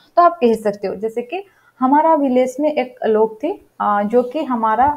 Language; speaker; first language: Hindi; non-native, local second language; Odia